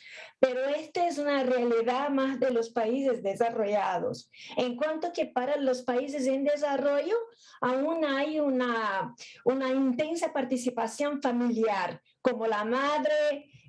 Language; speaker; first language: Spanish; non-native, fluent; Portuguese